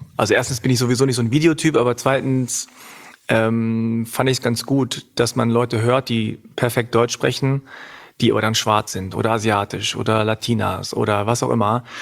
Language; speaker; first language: German; native; German